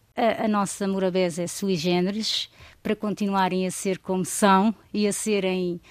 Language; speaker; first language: Portuguese; non-native, local second language; Kabuverdianu